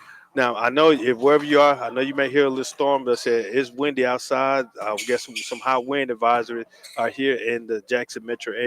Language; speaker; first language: English; native; English